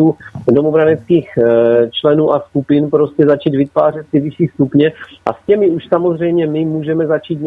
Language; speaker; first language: Czech; native; Czech